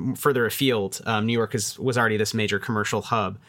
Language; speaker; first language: English; native; English